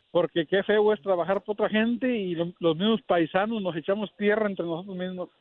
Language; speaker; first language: Spanish; native; Spanish